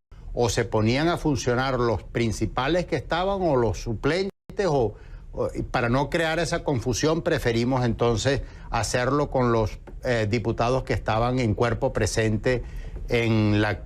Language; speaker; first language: Spanish; native; Spanish